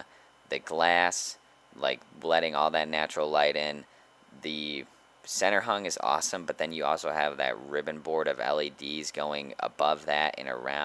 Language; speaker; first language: English; native; English